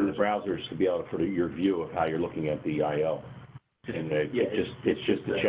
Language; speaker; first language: English; native; English